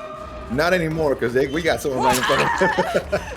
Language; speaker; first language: English; native; English